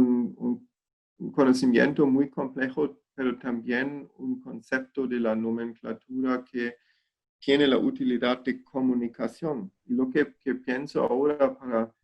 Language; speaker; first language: Spanish; non-native, fluent; German